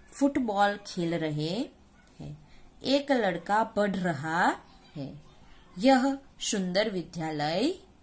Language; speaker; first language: Hindi; non-native, local second language; Gujarati